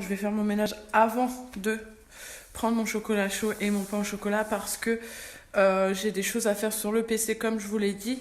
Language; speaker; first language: French; native; French